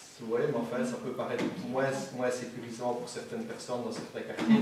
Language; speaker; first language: French; native; French